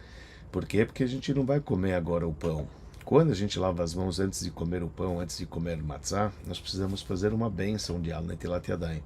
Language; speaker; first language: Portuguese; native; Portuguese